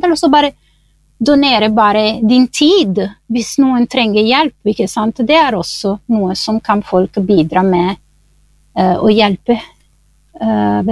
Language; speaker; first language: Norwegian; non-native, fluent; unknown